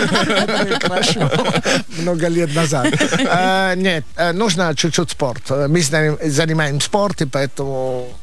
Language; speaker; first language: Russian; non-native, learner; Italian